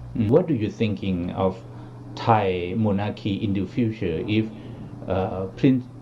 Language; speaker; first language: English; non-native, learner; Thai